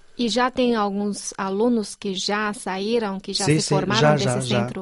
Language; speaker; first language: Portuguese; non-native, fluent; Chinese